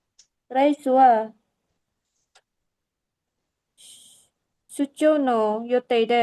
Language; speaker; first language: Japanese; non-native, learner; Indonesian